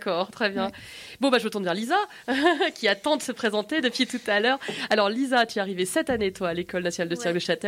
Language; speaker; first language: French; native; French